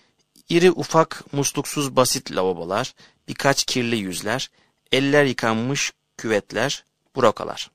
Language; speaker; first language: Turkish; native; Turkish